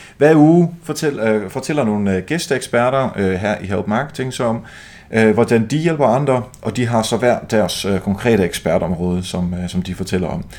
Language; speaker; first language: Danish; native; Danish